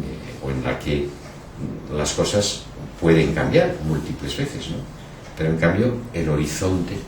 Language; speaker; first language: Spanish; native; Spanish